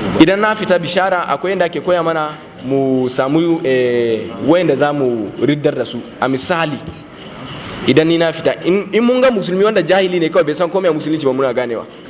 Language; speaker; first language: Hausa; non-native, local second language; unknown